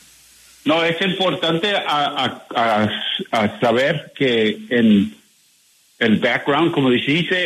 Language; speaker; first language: Spanish; non-native, learner; English